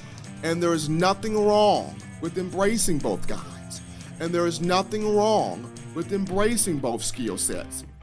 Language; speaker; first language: English; native; English